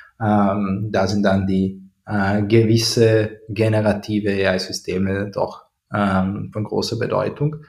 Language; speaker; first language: German; non-native, fluent; Croatian